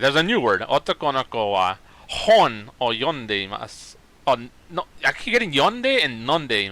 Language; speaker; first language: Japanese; non-native, learner; English